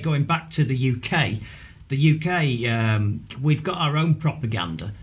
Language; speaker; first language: English; native; English